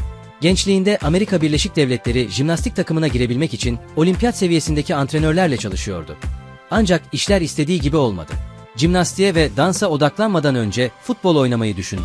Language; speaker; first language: Turkish; native; Turkish